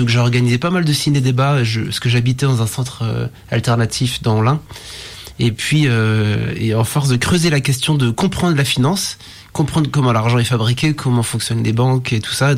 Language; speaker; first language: French; native; French